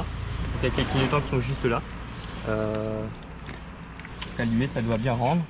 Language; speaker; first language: French; native; French